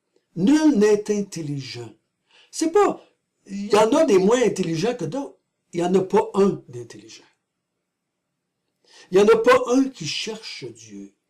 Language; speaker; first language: French; native; French